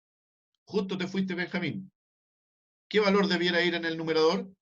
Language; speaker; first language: Spanish; native; Spanish